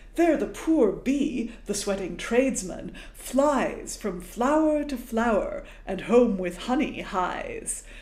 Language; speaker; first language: English; native; English